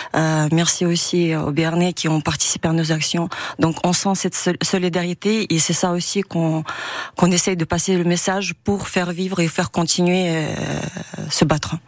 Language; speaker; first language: French; non-native, fluent; Ukrainian